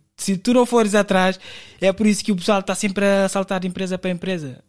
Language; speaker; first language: Portuguese; non-native, local second language; Kabuverdianu